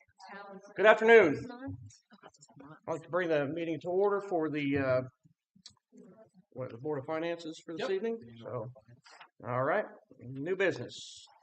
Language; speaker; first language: English; native; English